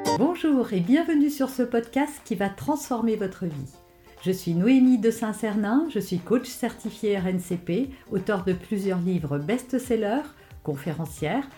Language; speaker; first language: French; native; French